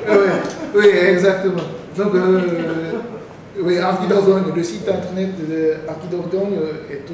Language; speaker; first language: French; non-native, learner; Korean